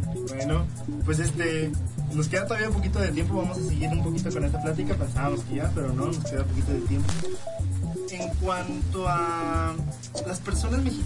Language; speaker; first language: Spanish; native; Spanish